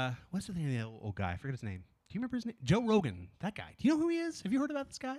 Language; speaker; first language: English; early bilingual, other home language; Spanish